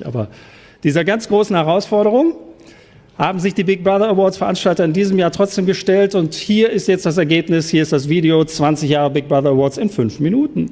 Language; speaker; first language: German; native; German